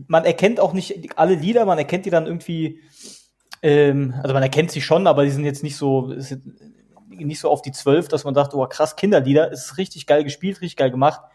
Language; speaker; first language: German; native; German